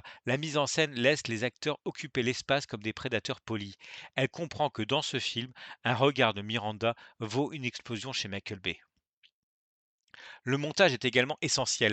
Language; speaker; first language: French; native; French